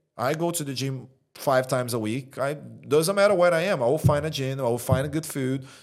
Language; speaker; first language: English; non-native, fluent; Portuguese